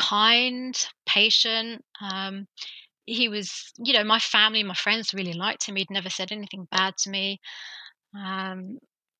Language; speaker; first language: English; native; English